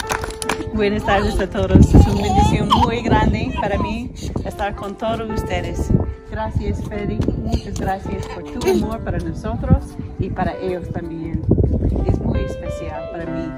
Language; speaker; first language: Spanish; non-native, learner; English